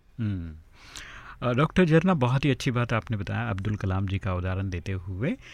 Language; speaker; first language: Hindi; native; Hindi